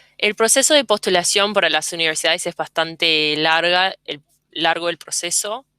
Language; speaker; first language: Spanish; early bilingual, heritage; English